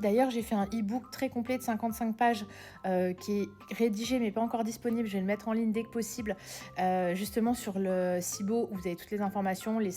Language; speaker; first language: French; native; French